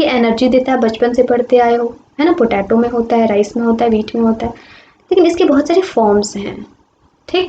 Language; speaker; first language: Hindi; native; Hindi